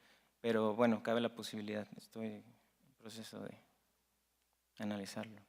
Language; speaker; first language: Spanish; native; Spanish